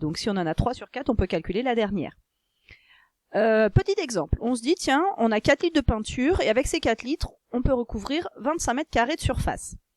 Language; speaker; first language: French; native; French